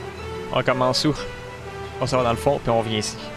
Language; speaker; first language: French; native; French